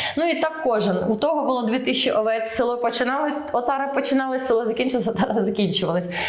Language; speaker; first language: Ukrainian; early bilingual, heritage; Ukrainian